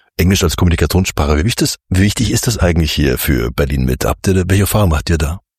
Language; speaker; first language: German; native; German